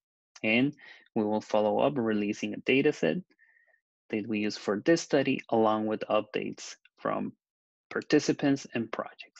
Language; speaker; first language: English; non-native, fluent; Spanish